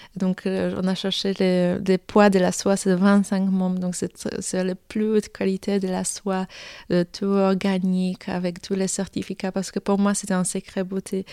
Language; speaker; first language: French; non-native, fluent; Polish